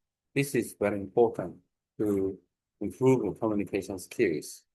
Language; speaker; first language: English; non-native, learner; Korean